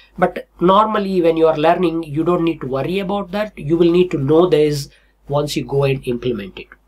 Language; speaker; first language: English; non-native, local second language; Telugu